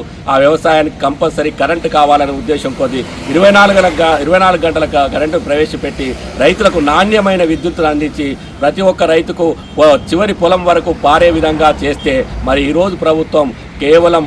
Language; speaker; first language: Telugu; native; Telugu